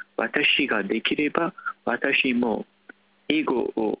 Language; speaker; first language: Japanese; non-native, learner; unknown